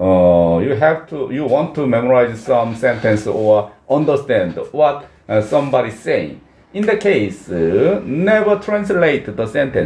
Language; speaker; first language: English; non-native, learner; Korean